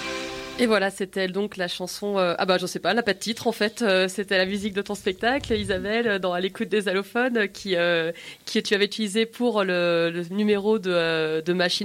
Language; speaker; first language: French; native; French